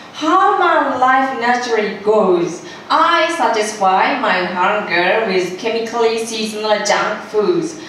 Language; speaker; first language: English; non-native, fluent; Japanese